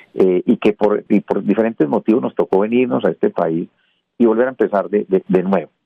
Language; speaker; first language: Spanish; native; Spanish